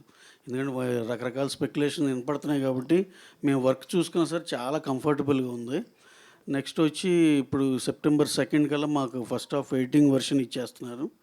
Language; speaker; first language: Telugu; native; Telugu